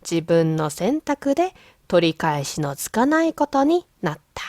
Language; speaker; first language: Japanese; non-native, fluent; Korean